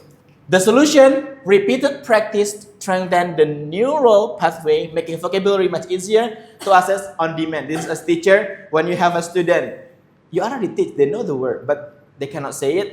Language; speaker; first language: English; non-native, fluent; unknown